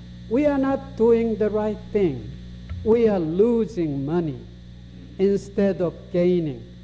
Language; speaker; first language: English; non-native, fluent; Korean